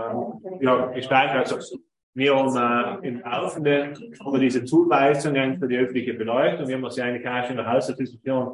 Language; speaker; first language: German; native; German